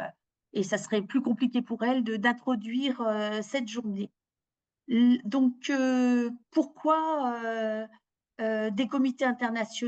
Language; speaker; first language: French; native; French